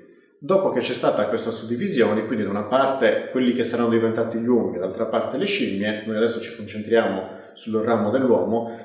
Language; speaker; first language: Italian; native; Italian